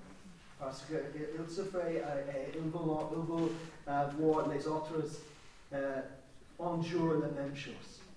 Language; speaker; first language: French; non-native, learner; English